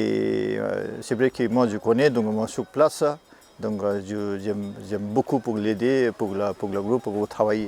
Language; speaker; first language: French; non-native, learner; Nepali